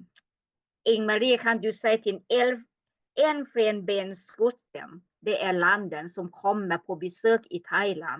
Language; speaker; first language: Swedish; non-native, learner; Thai